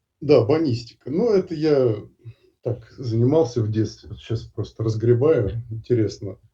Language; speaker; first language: Russian; native; Russian